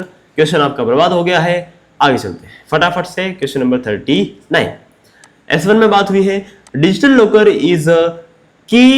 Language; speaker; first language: Hindi; native; Hindi